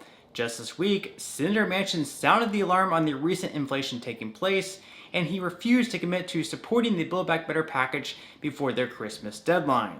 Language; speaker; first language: English; native; English